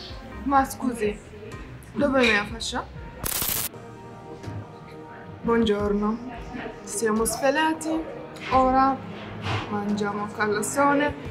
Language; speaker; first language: Italian; non-native, learner; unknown